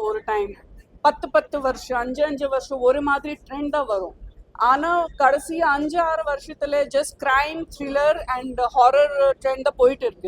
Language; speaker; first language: Tamil; non-native, fluent; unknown